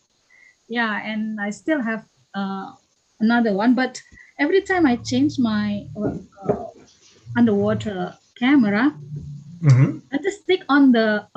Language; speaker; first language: English; non-native, learner; Indonesian